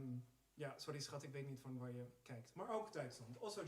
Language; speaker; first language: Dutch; non-native, fluent; English